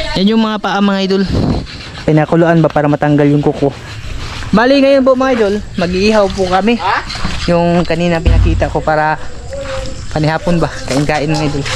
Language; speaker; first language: Filipino; non-native, local second language; Cebuano